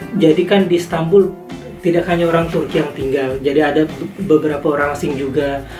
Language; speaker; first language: Indonesian; native; Indonesian